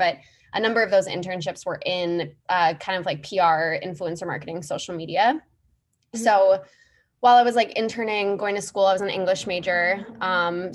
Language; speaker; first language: English; native; English